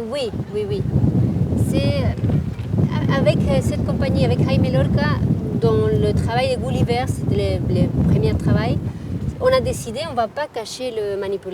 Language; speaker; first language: French; non-native, fluent; Spanish